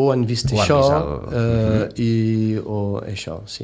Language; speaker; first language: Catalan; non-native, fluent; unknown